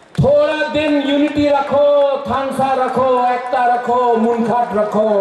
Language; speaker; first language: Hindi; non-native, local second language; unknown